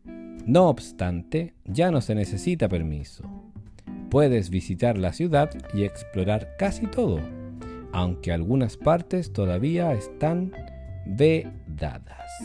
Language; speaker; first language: Spanish; native; Spanish